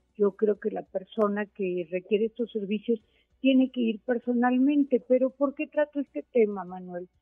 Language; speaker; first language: Spanish; native; Spanish